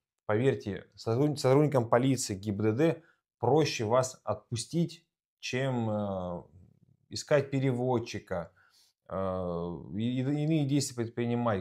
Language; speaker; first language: Russian; native; Russian